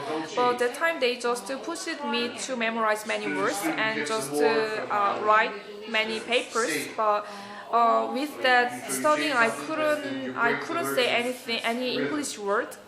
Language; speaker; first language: English; non-native, learner; Korean